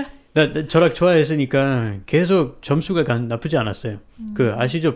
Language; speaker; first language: Korean; non-native, fluent; French